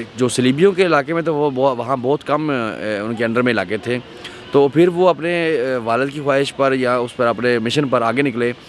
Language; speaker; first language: Urdu; non-native, local second language; Punjabi